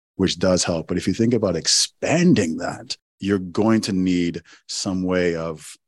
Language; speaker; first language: English; non-native, local second language; Igbo